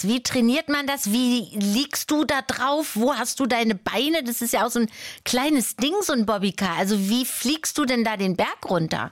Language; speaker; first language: German; native; German